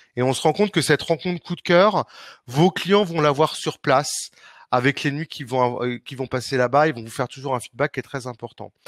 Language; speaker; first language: French; native; French